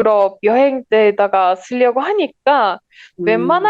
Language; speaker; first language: Korean; non-native, learner; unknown